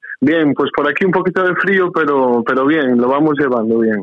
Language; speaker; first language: Spanish; native; Spanish